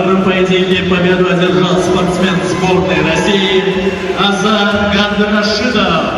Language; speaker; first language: Russian; native; Russian